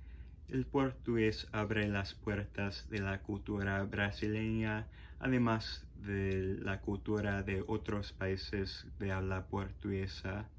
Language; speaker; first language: Spanish; non-native, fluent; English